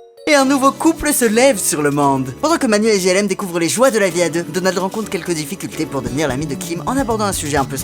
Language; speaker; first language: French; native; French